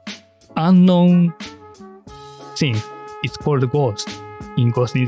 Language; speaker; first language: English; non-native, learner; Japanese